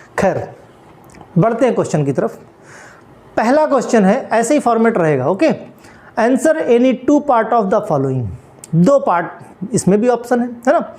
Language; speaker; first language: Hindi; native; Hindi